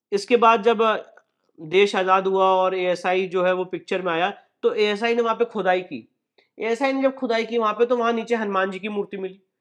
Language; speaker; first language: Hindi; native; Hindi